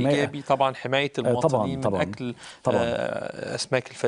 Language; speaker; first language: Arabic; native; Arabic